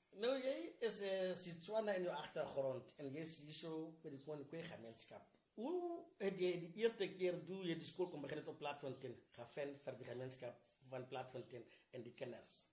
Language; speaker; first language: Afrikaans; non-native, local second language; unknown